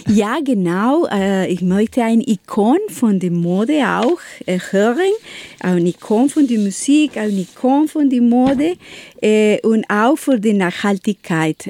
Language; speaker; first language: German; non-native, learner; Spanish